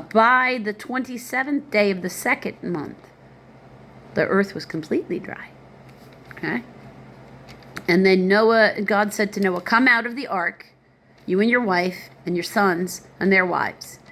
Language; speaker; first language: English; native; English